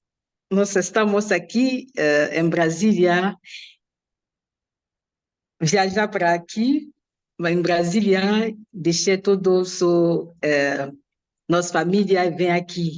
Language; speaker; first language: Portuguese; non-native, learner; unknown